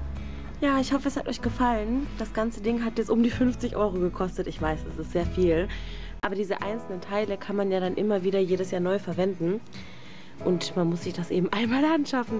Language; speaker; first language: German; native; German